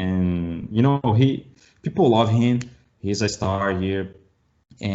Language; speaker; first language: English; non-native, learner; Portuguese